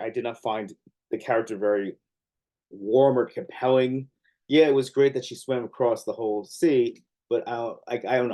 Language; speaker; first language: English; native; English